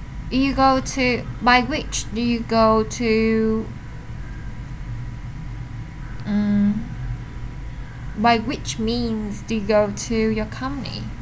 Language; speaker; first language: English; non-native, learner; Vietnamese